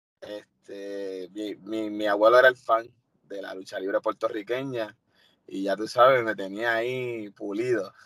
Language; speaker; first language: Spanish; native; Spanish